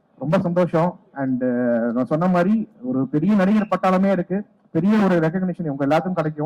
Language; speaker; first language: Tamil; native; Tamil